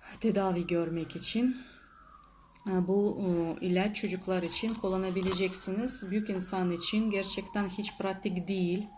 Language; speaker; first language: Turkish; non-native, learner; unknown